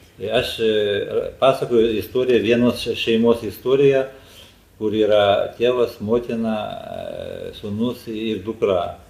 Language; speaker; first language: Lithuanian; non-native, fluent; Ukrainian